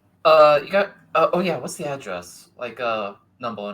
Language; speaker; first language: English; native; English